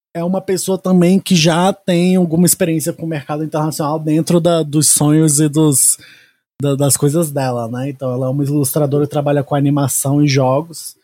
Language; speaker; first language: Portuguese; native; Portuguese